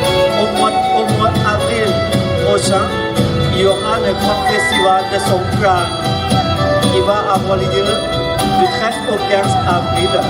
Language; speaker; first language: French; non-native, fluent; Thai